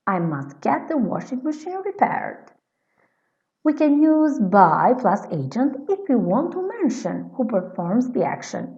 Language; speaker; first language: English; non-native, fluent; Albanian